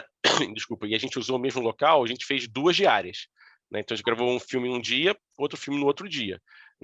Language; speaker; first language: Portuguese; native; Portuguese